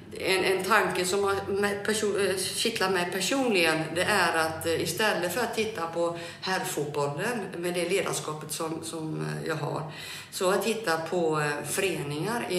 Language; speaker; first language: Swedish; native; Swedish